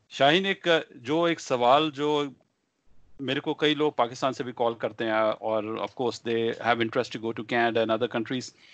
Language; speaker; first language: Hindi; early bilingual, heritage; Punjabi